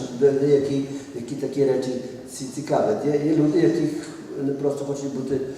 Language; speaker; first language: Ukrainian; early bilingual, heritage; Ukrainian